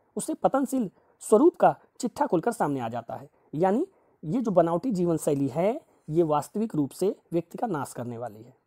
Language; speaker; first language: Hindi; native; Hindi